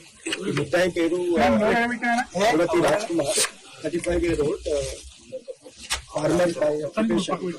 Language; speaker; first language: Telugu; non-native, local second language; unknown